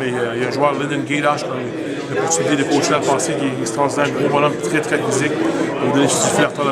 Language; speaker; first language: French; native; French